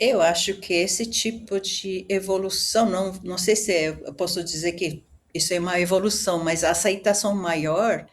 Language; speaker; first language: Portuguese; early bilingual, other home language; Japanese